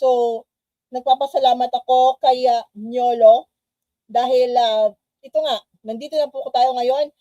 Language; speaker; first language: Filipino; non-native, local second language; Cebuano